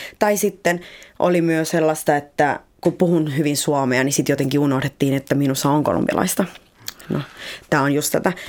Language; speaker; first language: Finnish; early bilingual, other home language; Spanish